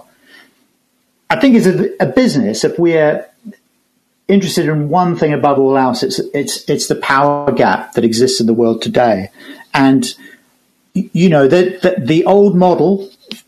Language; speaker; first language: English; native; English